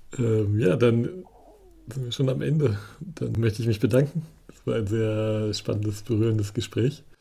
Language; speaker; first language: German; native; German